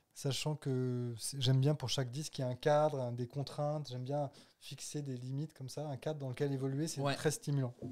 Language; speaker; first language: French; native; French